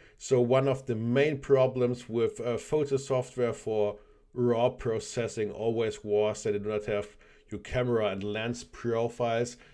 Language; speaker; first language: English; non-native, fluent; German